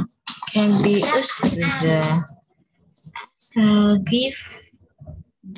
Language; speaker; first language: English; non-native, learner; Vietnamese